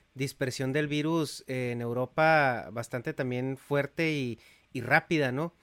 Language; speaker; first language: Spanish; native; Spanish